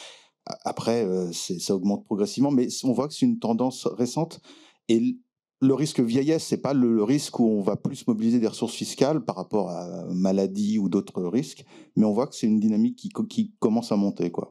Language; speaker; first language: French; native; French